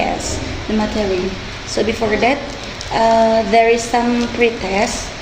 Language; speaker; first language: English; non-native, fluent; Indonesian